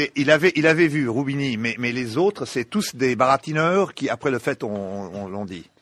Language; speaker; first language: French; non-native, local second language; Arabic